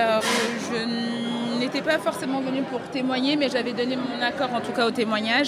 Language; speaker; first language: French; native; French